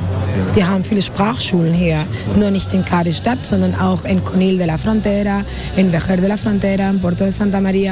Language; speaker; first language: German; non-native, fluent; Spanish